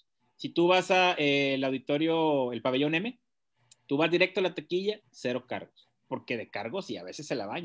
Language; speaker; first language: Spanish; native; Spanish